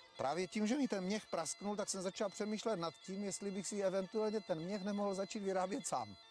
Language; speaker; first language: Czech; early bilingual, other home language; Greek